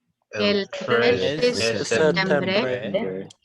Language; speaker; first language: Spanish; non-native, learner; English